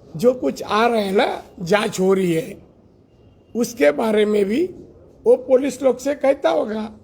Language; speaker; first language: Hindi; non-native, local second language; Marathi